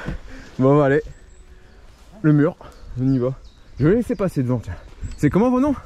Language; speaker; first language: French; native; French